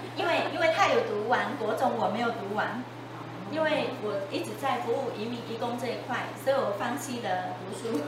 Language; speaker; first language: Chinese; non-native, fluent; Vietnamese